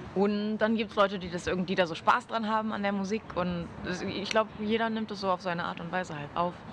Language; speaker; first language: German; native; German